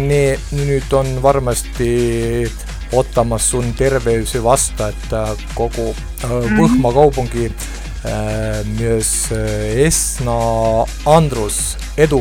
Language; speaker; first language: Finnish; non-native, learner; Estonian